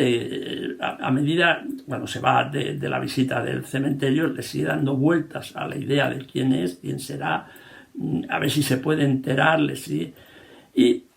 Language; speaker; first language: Spanish; native; Spanish